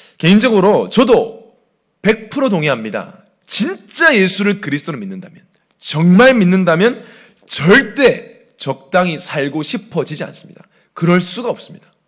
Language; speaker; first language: Korean; native; Korean